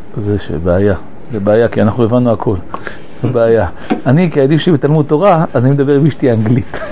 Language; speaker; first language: Hebrew; early bilingual, other home language; French